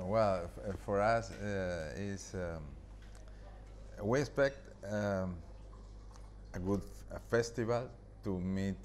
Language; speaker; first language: English; non-native, learner; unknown